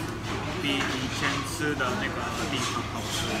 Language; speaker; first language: Chinese; non-native, learner; Japanese